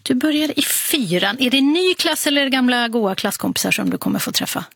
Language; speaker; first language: Swedish; native; Swedish